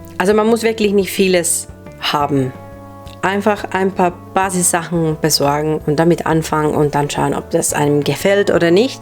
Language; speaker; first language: German; non-native, fluent; Finnish